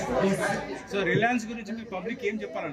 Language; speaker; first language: Telugu; native; Telugu